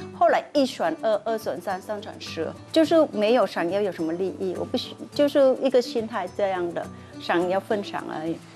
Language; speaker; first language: Chinese; non-native, learner; Vietnamese